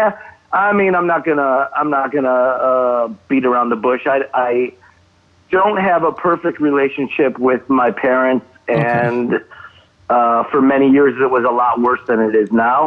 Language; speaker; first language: English; native; English